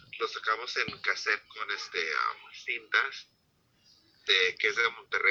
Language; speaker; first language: Spanish; early bilingual, heritage; Spanish